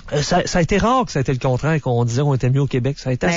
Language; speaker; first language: French; native; French